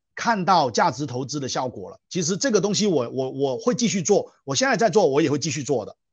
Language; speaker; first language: Chinese; non-native, local second language; Cantonese